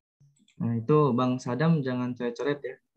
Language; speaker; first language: Indonesian; native; Indonesian